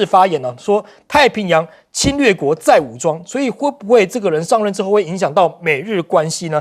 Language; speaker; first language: Chinese; native; Chinese